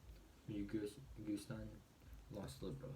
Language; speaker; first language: Spanish; non-native, learner; English